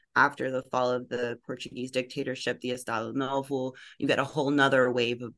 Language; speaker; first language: English; native; English